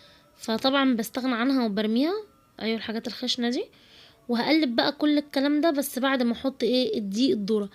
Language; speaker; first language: Arabic; native; Arabic